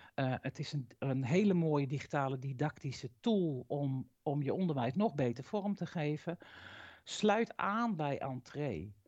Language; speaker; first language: Dutch; native; Dutch